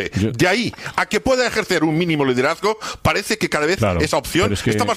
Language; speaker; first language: Spanish; native; Spanish